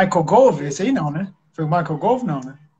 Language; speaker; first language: Portuguese; native; Portuguese